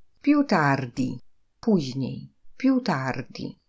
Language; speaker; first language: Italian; non-native, fluent; Polish